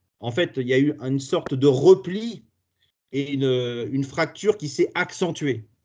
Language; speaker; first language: French; native; French